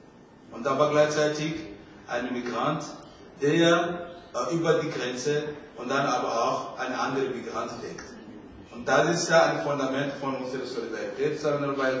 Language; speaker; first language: German; non-native, fluent; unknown